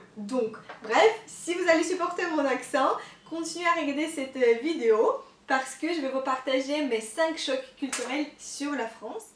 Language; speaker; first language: French; non-native, fluent; Russian